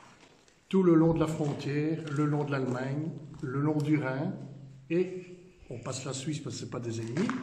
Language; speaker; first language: French; native; French